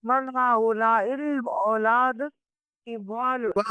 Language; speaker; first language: Arabic; non-native, learner; Urdu